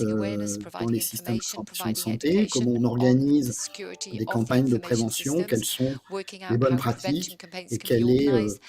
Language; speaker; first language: French; native; French